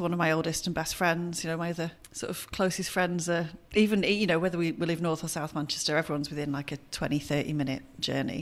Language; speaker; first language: English; native; English